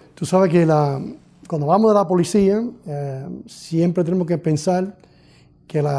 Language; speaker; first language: Spanish; early bilingual, heritage; Spanish